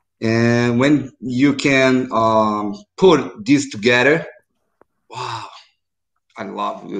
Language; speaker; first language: English; non-native, learner; Portuguese